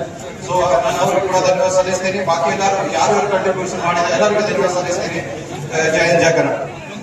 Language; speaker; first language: Kannada; non-native, learner; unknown